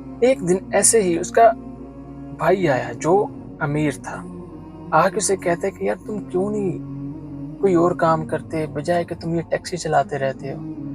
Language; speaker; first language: Urdu; non-native, local second language; Punjabi